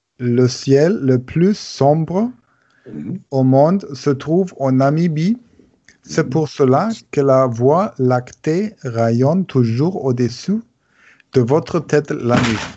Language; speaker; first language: French; non-native, learner; German